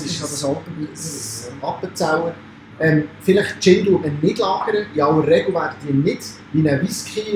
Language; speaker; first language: German; native; German